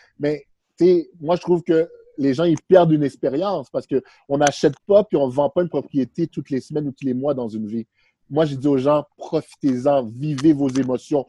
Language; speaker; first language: French; early bilingual, other home language; Haitian Creole